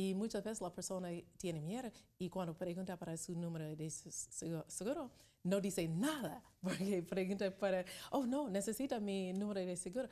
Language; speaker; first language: Spanish; non-native, learner; English